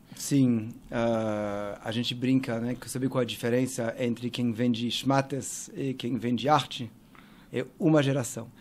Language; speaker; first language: Portuguese; non-native, fluent; French